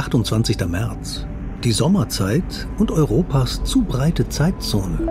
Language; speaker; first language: German; native; German